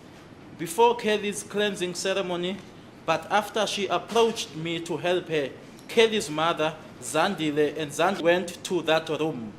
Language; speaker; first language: English; non-native, local second language; Zulu